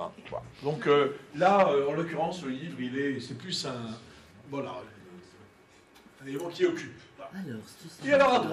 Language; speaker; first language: French; native; French